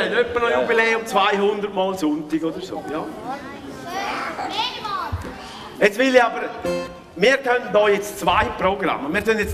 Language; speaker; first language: German; native; German